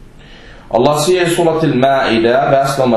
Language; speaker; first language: Danish; non-native, local second language; Arabic